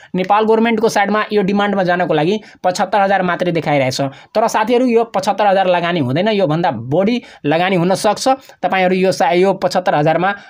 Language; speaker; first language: Nepali; non-native, local second language; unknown